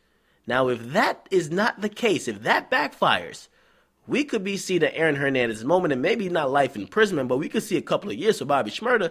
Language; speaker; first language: English; native; English